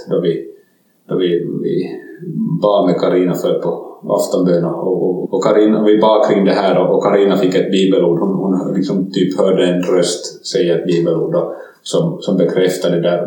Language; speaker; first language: Swedish; native; Swedish